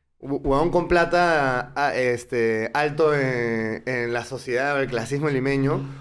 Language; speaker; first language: Spanish; native; Spanish